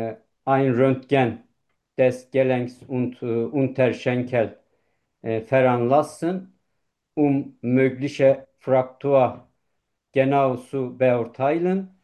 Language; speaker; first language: German; non-native, learner; Turkish